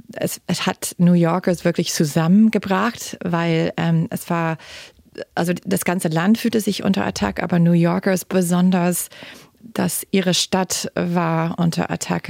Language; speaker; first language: German; non-native, fluent; English